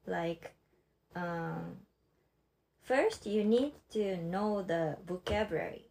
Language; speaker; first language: English; non-native, fluent; Japanese